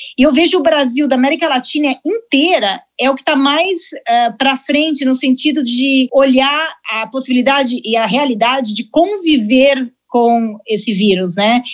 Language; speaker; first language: Portuguese; early bilingual, heritage; Portuguese